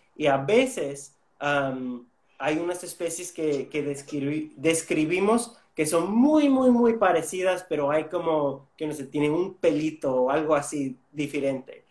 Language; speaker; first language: Spanish; non-native, fluent; English